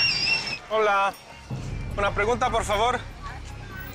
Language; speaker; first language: Spanish; non-native, learner; Romanian